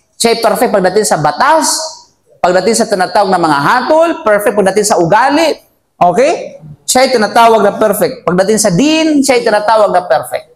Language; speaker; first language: Filipino; non-native, local second language; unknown